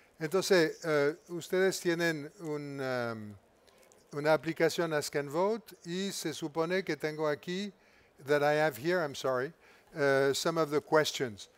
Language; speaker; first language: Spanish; non-native, fluent; French